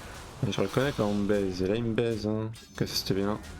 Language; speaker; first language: French; native; French